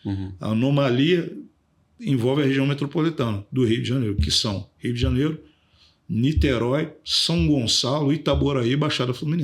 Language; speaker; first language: Portuguese; native; Portuguese